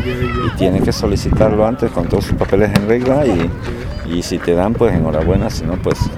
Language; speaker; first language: Spanish; native; Spanish